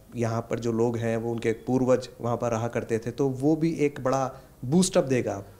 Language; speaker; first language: Hindi; native; Hindi